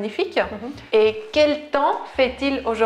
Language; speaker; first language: French; non-native, fluent; Estonian